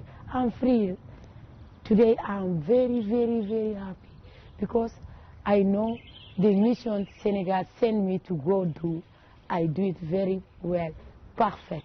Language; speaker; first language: English; non-native, learner; Wolof